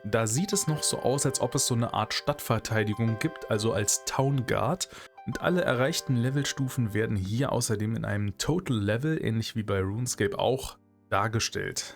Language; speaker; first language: German; native; German